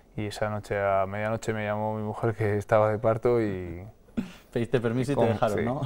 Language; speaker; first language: Spanish; native; Spanish